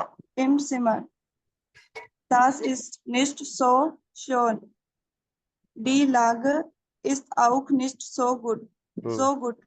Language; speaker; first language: German; non-native, learner; Hindi